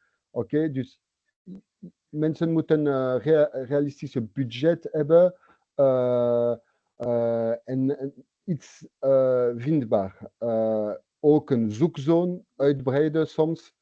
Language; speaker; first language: Dutch; non-native, local second language; French